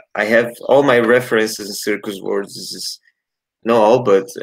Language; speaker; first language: English; non-native, learner; Portuguese